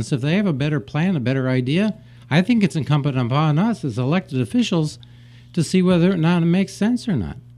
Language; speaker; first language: English; native; English